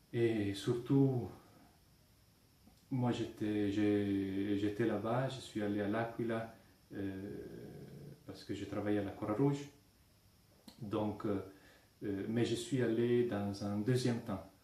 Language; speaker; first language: French; non-native, fluent; Italian